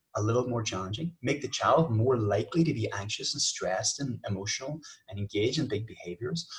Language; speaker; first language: English; native; English